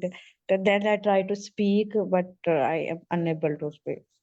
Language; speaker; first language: English; non-native, learner; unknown